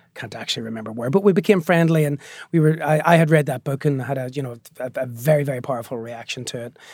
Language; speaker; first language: English; native; English